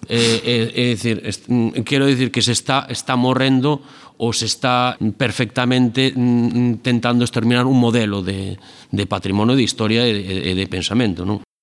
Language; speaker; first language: Galician; native; Galician